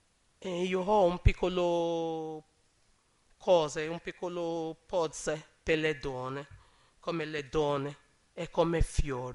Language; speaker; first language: Italian; non-native, learner; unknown